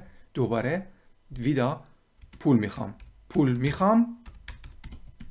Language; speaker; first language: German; non-native, fluent; Persian